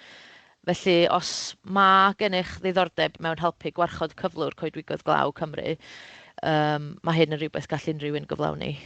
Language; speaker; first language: Welsh; native; Welsh